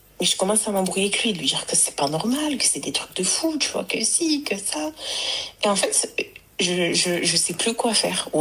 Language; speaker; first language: French; early bilingual, other home language; Arabic